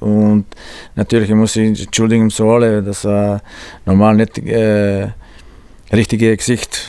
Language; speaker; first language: German; non-native, learner; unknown